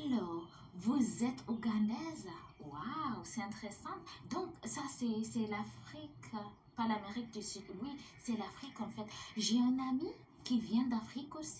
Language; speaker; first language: French; non-native, fluent; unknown